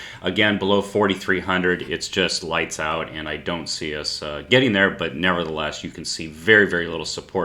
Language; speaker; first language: English; native; English